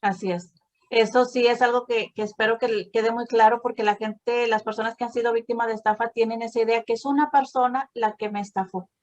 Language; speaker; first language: Spanish; native; Spanish